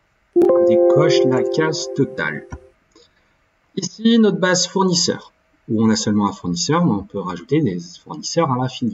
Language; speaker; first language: French; native; French